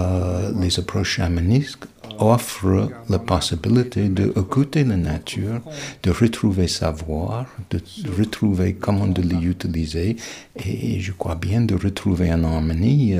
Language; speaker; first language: French; non-native, fluent; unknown